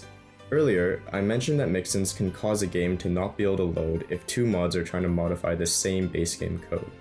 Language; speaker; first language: English; native; English